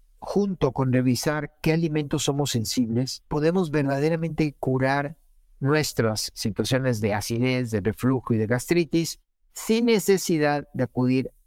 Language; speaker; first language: Spanish; native; Spanish